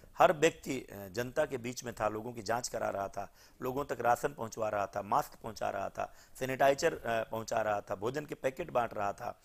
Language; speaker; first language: Hindi; native; Hindi